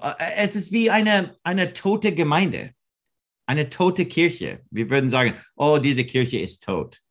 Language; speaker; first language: German; non-native, learner; English